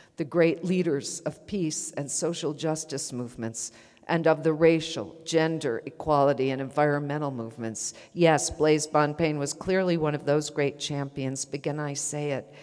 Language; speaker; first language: English; native; English